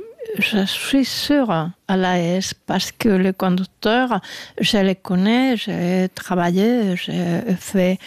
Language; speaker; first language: French; non-native, learner; Spanish